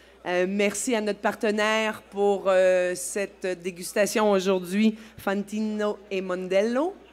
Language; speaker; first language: French; native; French